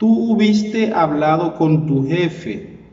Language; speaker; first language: Spanish; non-native, learner; Haitian Creole